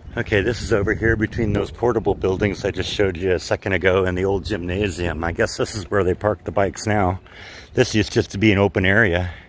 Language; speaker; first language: English; native; English